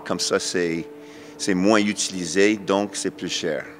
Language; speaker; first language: French; non-native, fluent; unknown